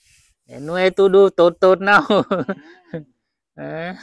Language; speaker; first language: Portuguese; non-native, learner; Vietnamese